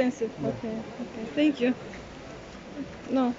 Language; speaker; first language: English; non-native, learner; Russian